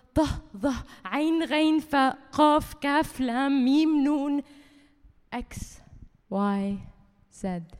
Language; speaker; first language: Arabic; early bilingual, heritage; Arabic